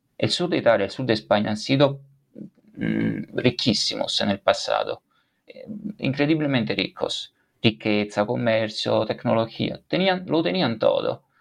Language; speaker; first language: Spanish; non-native, fluent; Italian